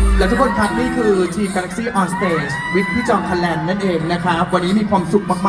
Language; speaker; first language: Thai; native; Thai